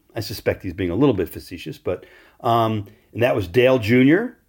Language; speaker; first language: English; native; English